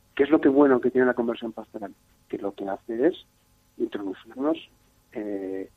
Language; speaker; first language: Spanish; native; Spanish